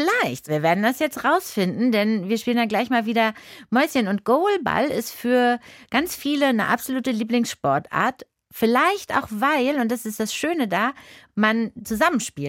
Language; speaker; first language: German; native; German